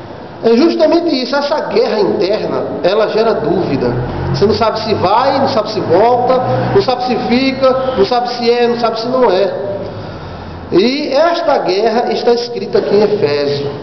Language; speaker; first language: Portuguese; native; Portuguese